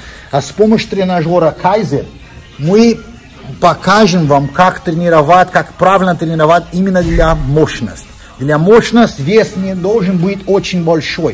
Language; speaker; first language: Russian; non-native, fluent; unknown